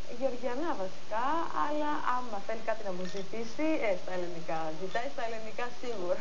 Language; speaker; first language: Greek; non-native, fluent; Georgian